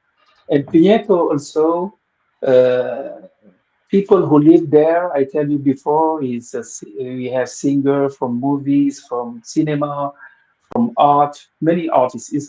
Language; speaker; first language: English; non-native, local second language; Wolof